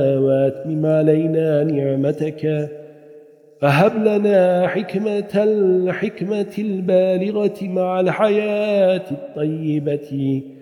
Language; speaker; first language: Arabic; non-native, fluent; Turkish